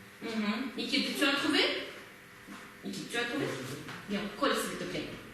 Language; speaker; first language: French; non-native, fluent; Russian